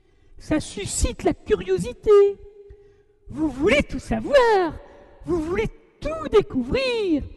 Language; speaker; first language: French; native; French